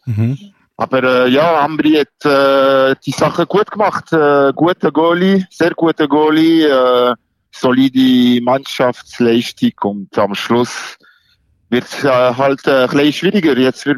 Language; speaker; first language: German; non-native, local second language; French